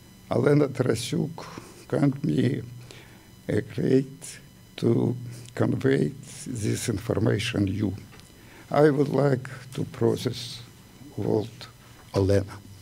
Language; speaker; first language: English; non-native, learner; Ukrainian